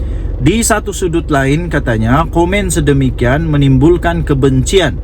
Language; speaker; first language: Malay; native; Malay